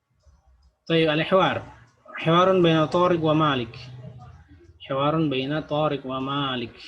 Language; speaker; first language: Arabic; non-native, fluent; Indonesian